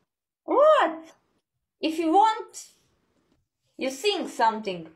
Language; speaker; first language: English; non-native, learner; Croatian